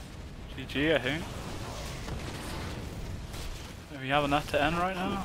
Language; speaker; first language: English; native; English